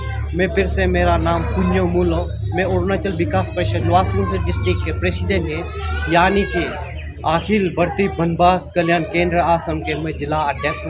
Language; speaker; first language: Hindi; non-native, local second language; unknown